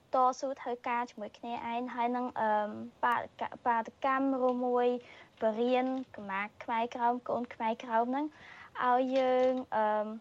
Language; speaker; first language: Khmer; early bilingual, heritage; Khmer